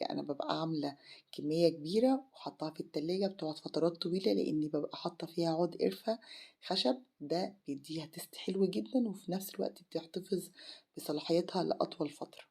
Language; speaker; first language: Arabic; native; Arabic